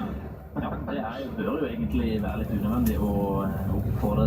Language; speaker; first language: Norwegian; native; Norwegian